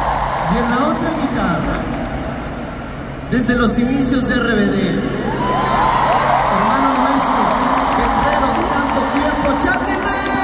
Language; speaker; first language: Spanish; native; Spanish